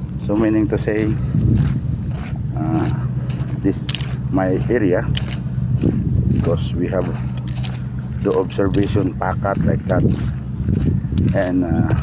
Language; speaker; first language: English; non-native, learner; Filipino